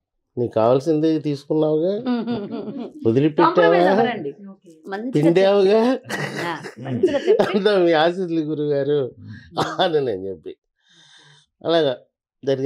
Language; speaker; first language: Telugu; native; Telugu